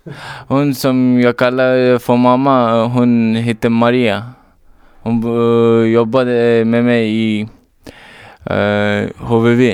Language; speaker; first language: Swedish; non-native, learner; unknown